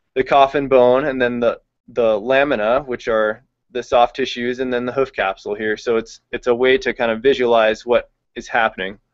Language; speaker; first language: English; native; English